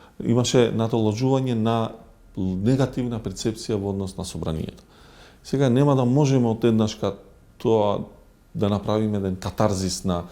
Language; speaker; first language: Macedonian; non-native, local second language; Albanian